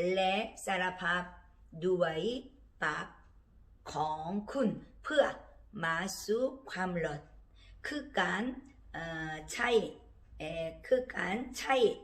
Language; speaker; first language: Thai; non-native, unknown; Korean